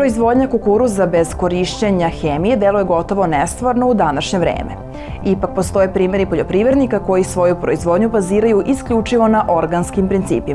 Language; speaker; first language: Serbian; native; Serbian